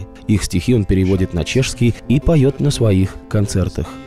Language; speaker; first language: Russian; native; Russian